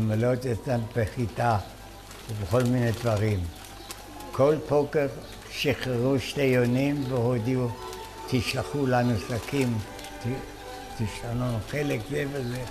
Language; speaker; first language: Hebrew; non-native, fluent; German